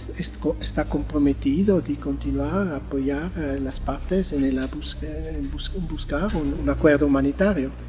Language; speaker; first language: Spanish; non-native, fluent; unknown